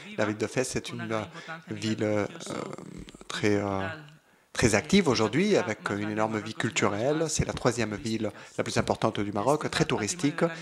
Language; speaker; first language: French; non-native, fluent; Spanish